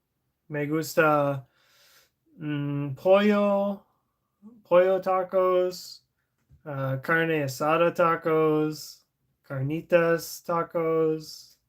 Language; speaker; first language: Spanish; non-native, learner; English